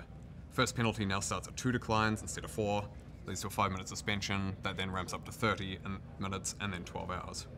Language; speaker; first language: English; native; English